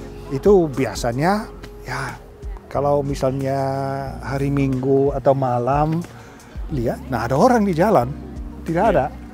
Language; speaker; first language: Indonesian; non-native, fluent; Dutch